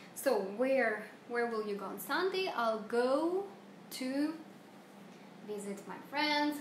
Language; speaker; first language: English; non-native, fluent; Russian